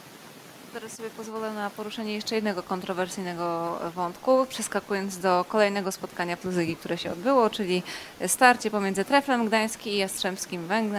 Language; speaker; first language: Polish; native; Polish